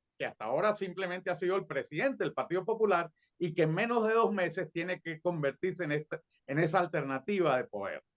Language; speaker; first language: Spanish; native; Spanish